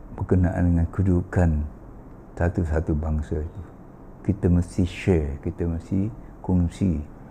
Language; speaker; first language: Malay; native; Malay